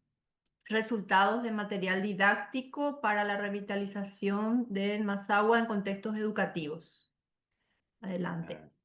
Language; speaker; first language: Spanish; native; Spanish